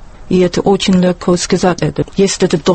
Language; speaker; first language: Russian; non-native, learner; English